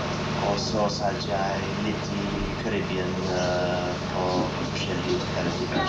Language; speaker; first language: Norwegian; non-native, learner; English